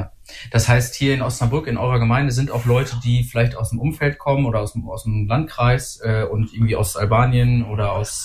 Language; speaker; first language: German; native; German